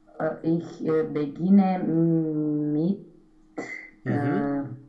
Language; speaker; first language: German; non-native, learner; Romanian